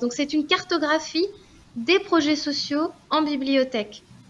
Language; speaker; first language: French; native; French